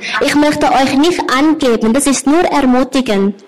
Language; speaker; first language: German; non-native, learner; Thai